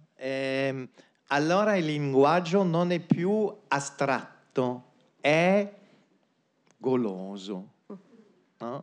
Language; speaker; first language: Italian; non-native, fluent; French